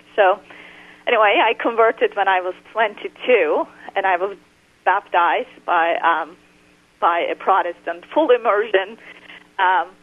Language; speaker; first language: English; non-native, fluent; Turkish